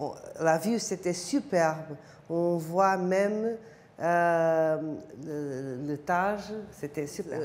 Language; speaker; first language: French; non-native, fluent; Portuguese